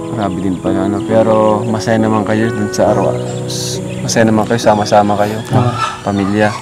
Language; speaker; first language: Filipino; native; Filipino